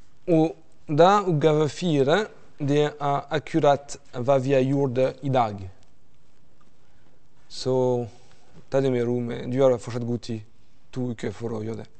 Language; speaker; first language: Norwegian; non-native, fluent; French